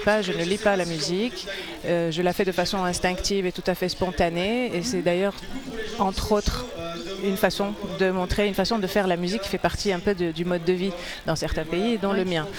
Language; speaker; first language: French; non-native, local second language; Arabic